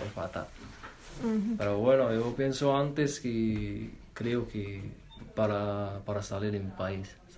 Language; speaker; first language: Spanish; non-native, learner; Arabic